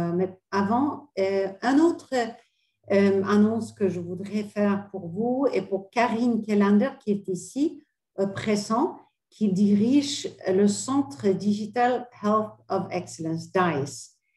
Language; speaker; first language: French; non-native, fluent; Swedish